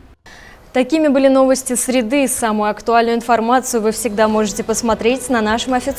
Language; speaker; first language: Russian; native; Russian